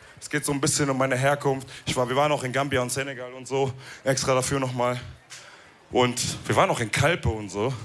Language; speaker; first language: German; native; German